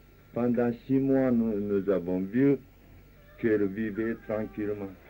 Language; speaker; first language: French; non-native, fluent; Japanese